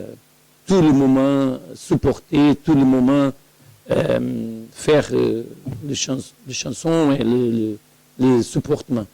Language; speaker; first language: French; non-native, learner; Portuguese